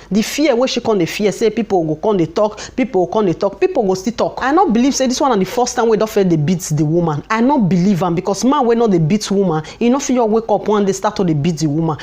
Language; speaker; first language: Nigerian Pidgin; non-native, local second language; Bini